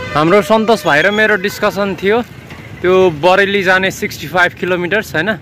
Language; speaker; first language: Nepali; native; Nepali